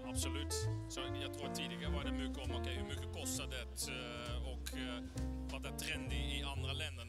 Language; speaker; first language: Swedish; non-native, fluent; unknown